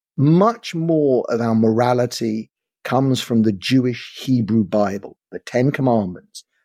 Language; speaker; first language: English; native; English